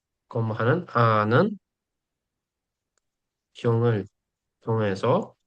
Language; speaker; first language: Korean; non-native, fluent; Uzbek